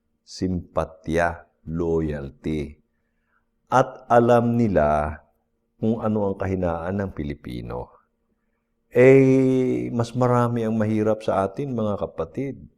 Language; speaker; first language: Filipino; non-native, local second language; Cebuano